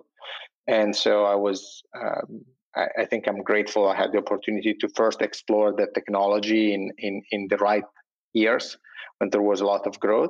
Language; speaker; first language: English; non-native, fluent; Italian